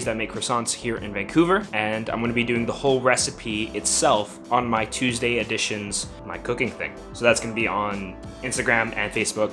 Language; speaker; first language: English; native; English